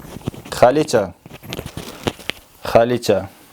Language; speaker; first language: Russian; non-native, local second language; Kyrgyz